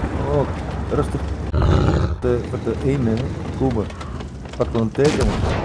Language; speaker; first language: Dutch; native; Dutch